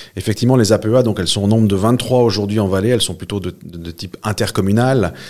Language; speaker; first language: French; native; French